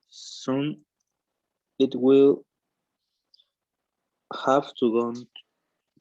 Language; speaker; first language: English; non-native, learner; Spanish